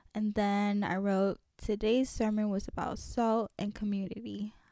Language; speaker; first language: English; early bilingual, other home language; French